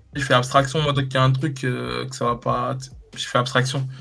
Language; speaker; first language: French; native; French